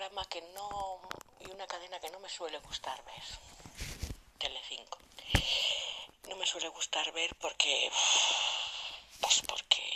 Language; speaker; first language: Spanish; native; Spanish